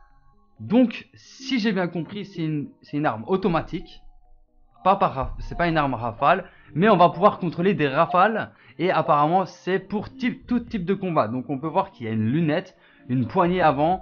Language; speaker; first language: French; native; French